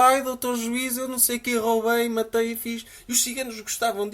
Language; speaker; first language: Portuguese; native; Portuguese